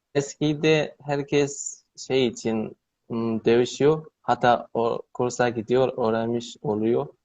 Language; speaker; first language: Turkish; non-native, learner; Chinese